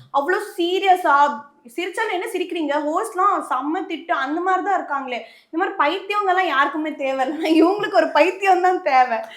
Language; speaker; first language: Tamil; native; Tamil